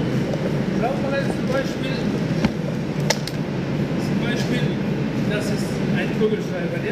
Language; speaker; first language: German; non-native, learner; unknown